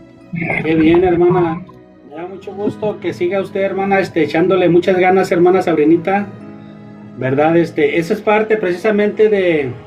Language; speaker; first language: Spanish; native; Spanish